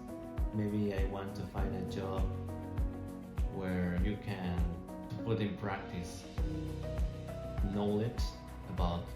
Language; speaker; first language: English; non-native, learner; Spanish